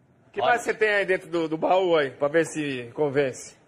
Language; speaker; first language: Portuguese; native; Portuguese